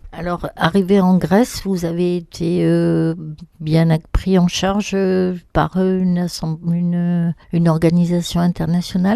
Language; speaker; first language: French; native; French